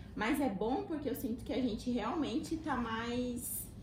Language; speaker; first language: Portuguese; native; Portuguese